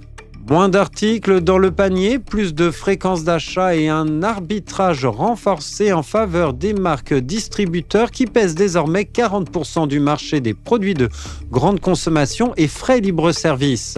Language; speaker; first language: French; native; French